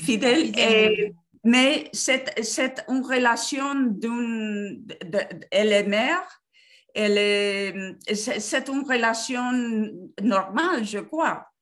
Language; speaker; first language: French; non-native, learner; Spanish